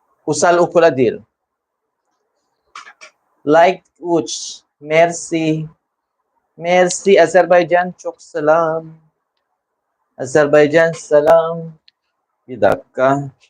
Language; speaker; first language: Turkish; non-native, learner; Filipino